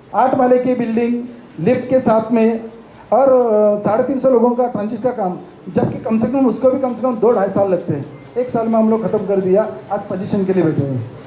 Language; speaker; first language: Hindi; non-native, local second language; Marathi